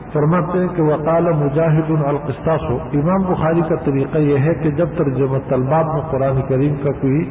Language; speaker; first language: Urdu; non-native, local second language; Pashto